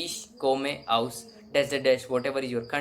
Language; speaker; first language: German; non-native, local second language; Hindi